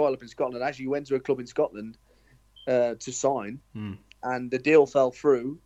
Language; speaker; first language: English; native; English